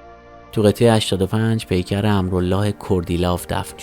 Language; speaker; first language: Persian; native; Persian